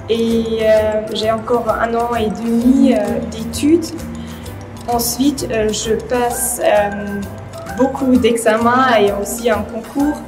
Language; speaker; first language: French; non-native, fluent; German